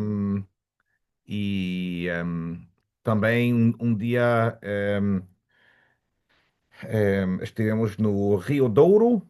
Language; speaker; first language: Portuguese; non-native, learner; German